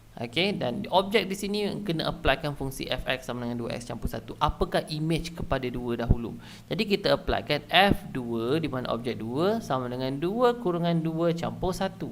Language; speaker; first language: Malay; native; Malay